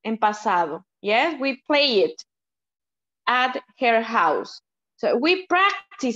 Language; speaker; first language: English; non-native, learner; Spanish